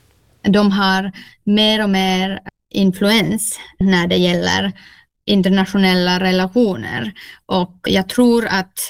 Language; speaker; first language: Swedish; non-native, local second language; Finnish